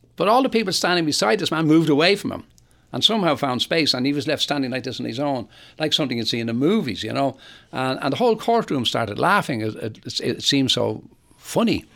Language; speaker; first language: English; native; English